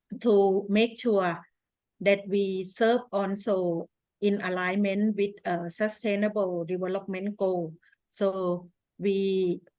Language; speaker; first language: English; non-native, fluent; Thai